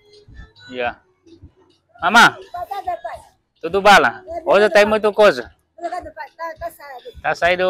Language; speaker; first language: Portuguese; non-native, learner; Vietnamese